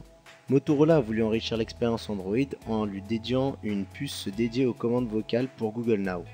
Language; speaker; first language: French; native; French